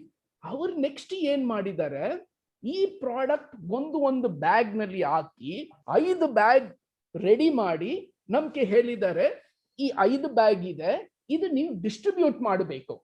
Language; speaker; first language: Kannada; non-native, local second language; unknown